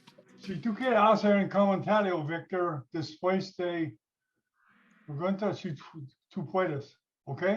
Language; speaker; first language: Spanish; non-native, learner; English